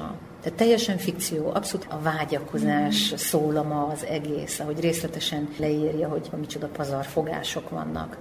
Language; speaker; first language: Hungarian; native; Hungarian